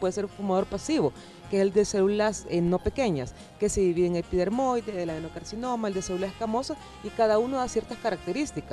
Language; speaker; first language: Spanish; native; Spanish